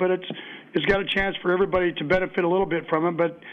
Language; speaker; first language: English; native; English